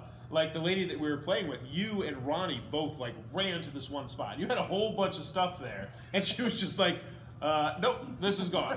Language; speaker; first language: English; native; English